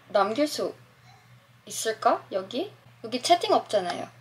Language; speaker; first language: Korean; non-native, fluent; Filipino